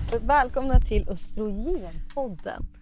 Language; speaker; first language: Swedish; native; Swedish